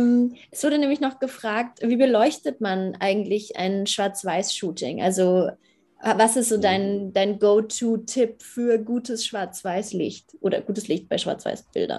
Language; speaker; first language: German; native; German